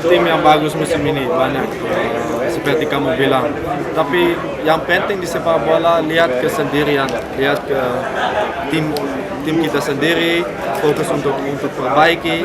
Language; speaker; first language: Indonesian; non-native, fluent; Dutch